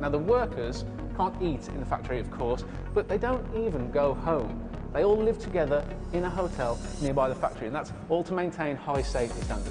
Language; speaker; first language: English; native; English